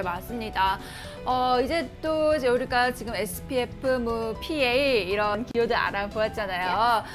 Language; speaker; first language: Korean; native; Korean